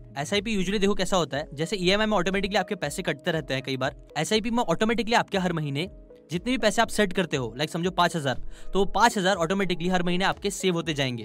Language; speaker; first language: Hindi; native; Hindi